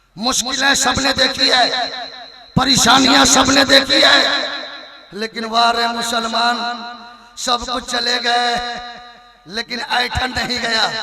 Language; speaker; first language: Hindi; non-native, local second language; Urdu